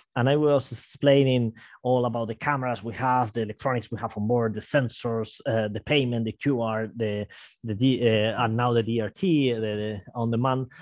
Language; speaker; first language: English; non-native, fluent; Spanish